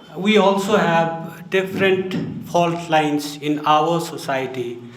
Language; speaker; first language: English; non-native, local second language; Nepali